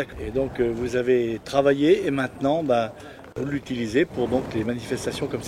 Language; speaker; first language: French; native; French